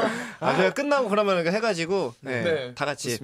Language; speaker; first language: Korean; native; Korean